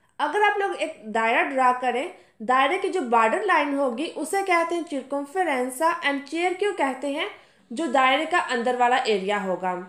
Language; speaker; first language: Urdu; native; Urdu